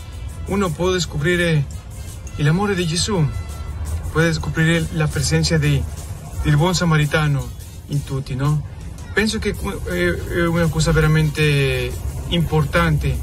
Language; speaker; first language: Italian; non-native, fluent; Spanish